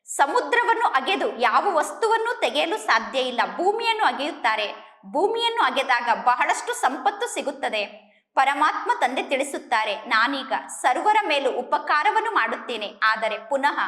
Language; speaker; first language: Kannada; native; Kannada